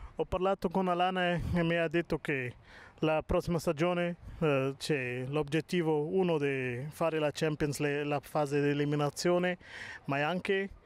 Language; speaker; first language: Italian; non-native, learner; German